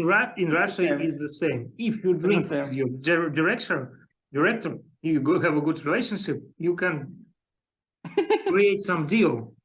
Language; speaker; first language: English; non-native, learner; Russian